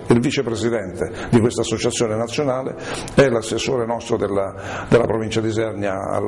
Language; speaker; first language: Italian; native; Italian